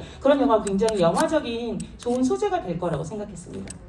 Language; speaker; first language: Korean; native; Korean